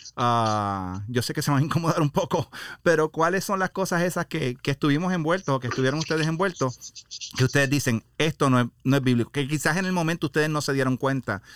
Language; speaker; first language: Spanish; native; Spanish